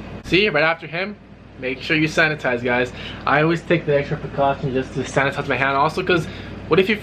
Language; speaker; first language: English; native; English